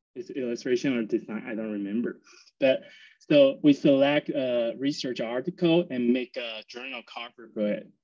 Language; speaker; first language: English; non-native, fluent; Chinese